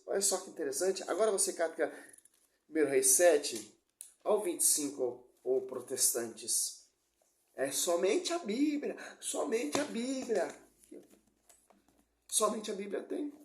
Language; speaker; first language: Portuguese; native; Portuguese